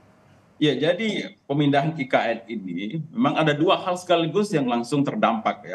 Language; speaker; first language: Indonesian; native; Indonesian